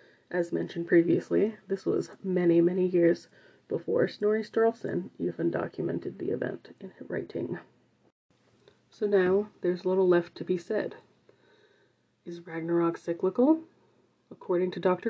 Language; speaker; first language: English; native; English